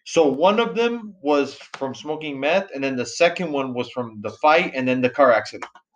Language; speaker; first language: English; early bilingual, other home language; Spanish